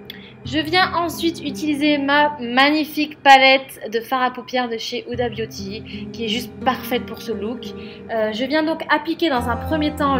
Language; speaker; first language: French; native; French